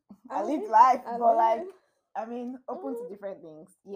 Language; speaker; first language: English; non-native, local second language; Yoruba